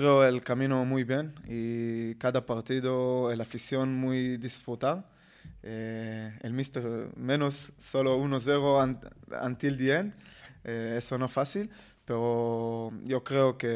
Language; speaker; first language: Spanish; non-native, learner; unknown